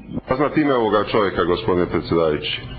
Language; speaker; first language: Bosnian; native; Bosnian